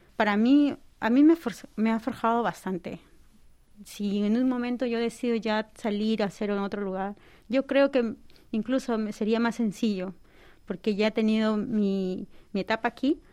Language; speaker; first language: Spanish; native; Spanish